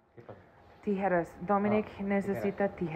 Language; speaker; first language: Spanish; non-native, learner; English